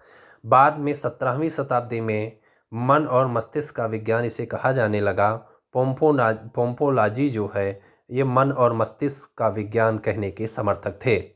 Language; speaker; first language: Hindi; native; Hindi